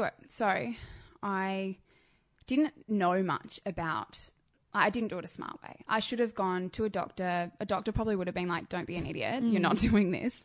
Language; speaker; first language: English; native; English